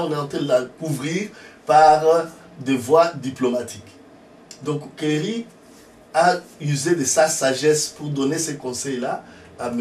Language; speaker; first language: French; non-native, local second language; Lingala